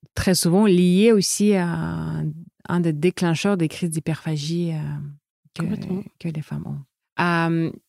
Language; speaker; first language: French; non-native, fluent; Russian